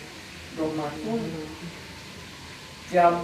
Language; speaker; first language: Arabic; non-native, learner; Indonesian